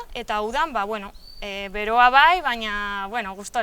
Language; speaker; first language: Basque; non-native, local second language; Spanish